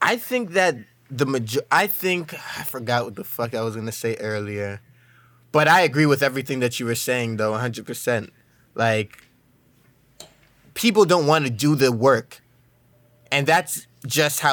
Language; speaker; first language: English; native; English